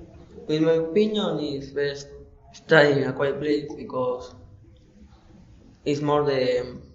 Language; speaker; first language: English; non-native, learner; Spanish